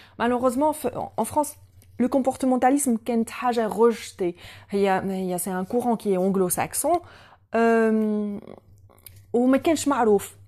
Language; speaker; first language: French; non-native, local second language; Arabic